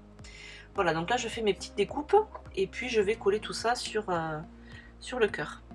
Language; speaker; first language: French; native; French